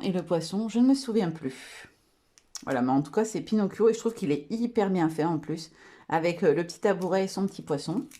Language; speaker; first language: French; native; French